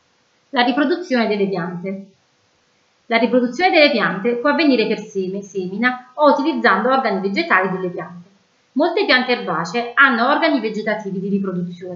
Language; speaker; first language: Italian; native; Italian